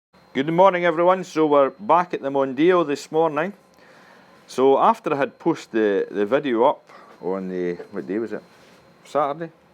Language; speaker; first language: English; native; English